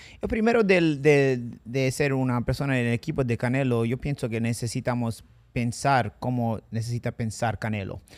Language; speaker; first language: Spanish; non-native, fluent; English